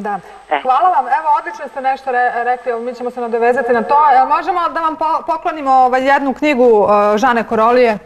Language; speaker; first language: Serbian; native; Serbian